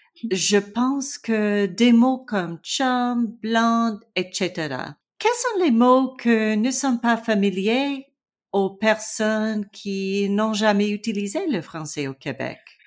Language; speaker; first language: French; non-native, learner; English